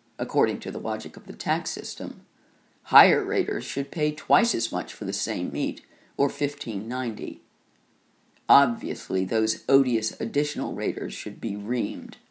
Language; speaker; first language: English; native; English